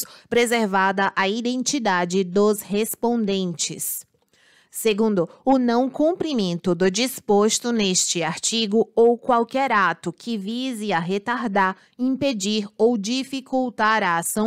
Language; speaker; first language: Portuguese; native; Portuguese